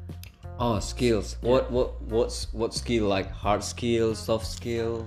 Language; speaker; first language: English; non-native, fluent; Indonesian